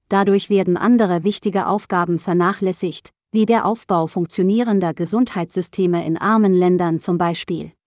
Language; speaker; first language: German; native; German